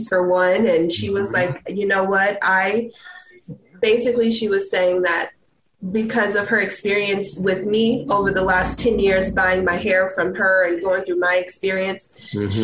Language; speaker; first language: English; native; English